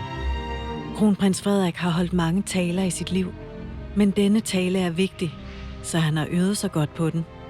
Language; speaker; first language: Danish; native; Danish